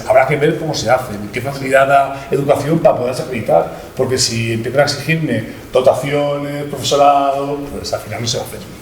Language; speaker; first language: Spanish; native; Spanish